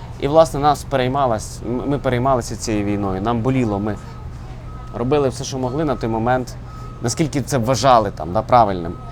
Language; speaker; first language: Ukrainian; native; Ukrainian